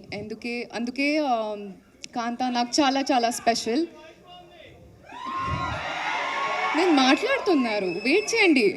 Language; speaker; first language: Telugu; non-native, learner; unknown